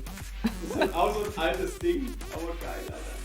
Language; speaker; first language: German; native; German